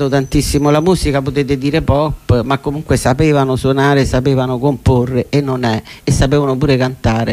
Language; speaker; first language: Italian; native; Italian